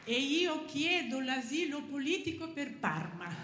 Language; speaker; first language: Italian; non-native, fluent; Bulgarian